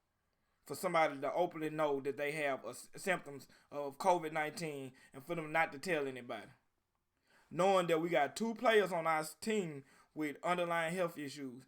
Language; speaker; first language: English; native; English